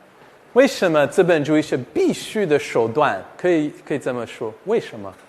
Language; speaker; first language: Chinese; non-native, fluent; English